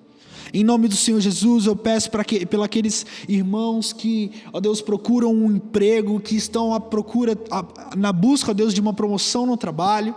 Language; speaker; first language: Portuguese; native; Portuguese